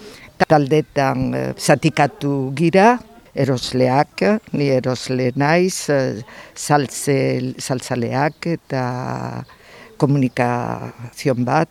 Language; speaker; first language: Basque; non-native, local second language; French